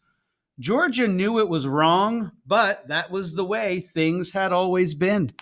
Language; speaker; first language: English; native; English